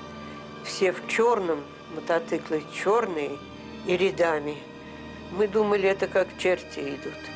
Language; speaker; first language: Russian; native; Russian